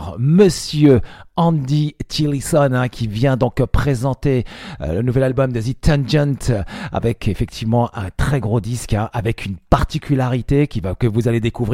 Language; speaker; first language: French; native; French